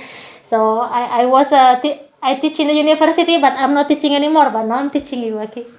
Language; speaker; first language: English; non-native, learner; Indonesian